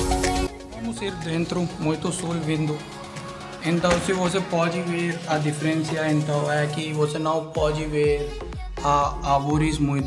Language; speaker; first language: Portuguese; non-native, learner; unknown